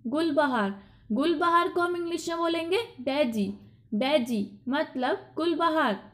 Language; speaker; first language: Hindi; native; Hindi